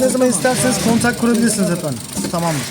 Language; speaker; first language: Turkish; native; Turkish